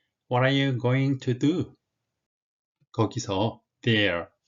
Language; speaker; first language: English; non-native, fluent; Korean